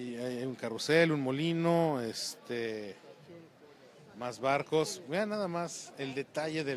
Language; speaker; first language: Spanish; native; Spanish